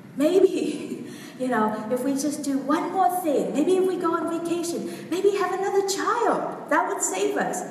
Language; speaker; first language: English; non-native, fluent; Vietnamese